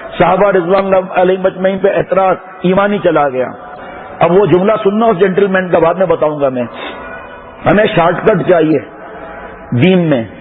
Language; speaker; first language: Urdu; non-native, local second language; Pashto